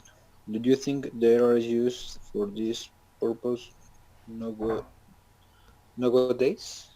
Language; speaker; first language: English; non-native, learner; Spanish